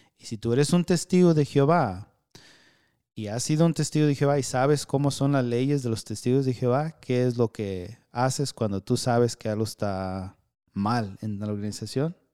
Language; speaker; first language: Spanish; early bilingual, heritage; Spanish